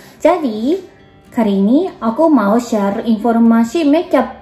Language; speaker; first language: Indonesian; non-native, learner; Japanese